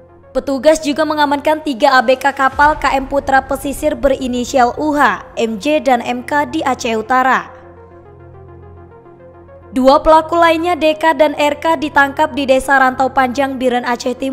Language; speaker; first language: Indonesian; native; Indonesian